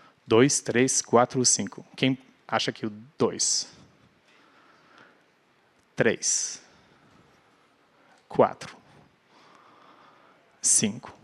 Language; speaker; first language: Portuguese; non-native, fluent; French